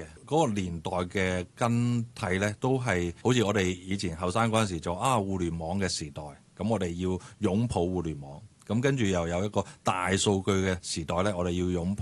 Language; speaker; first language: Cantonese; native; Cantonese